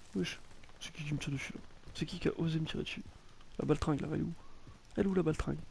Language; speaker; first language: French; native; French